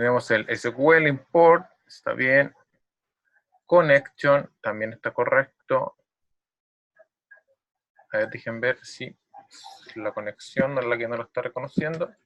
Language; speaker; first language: Spanish; native; Spanish